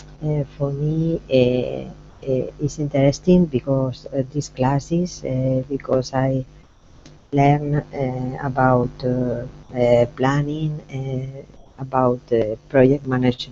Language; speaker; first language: English; non-native, learner; Spanish